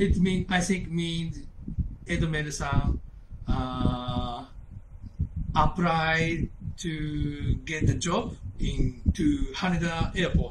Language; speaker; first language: English; non-native, learner; Japanese